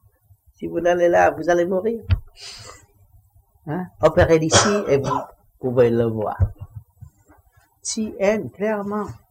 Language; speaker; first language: French; non-native, learner; Vietnamese